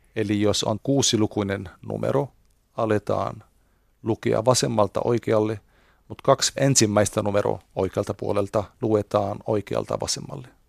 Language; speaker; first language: Finnish; non-native, fluent; Arabic